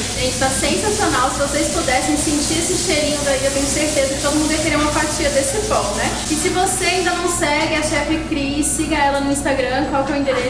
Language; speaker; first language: Portuguese; native; Portuguese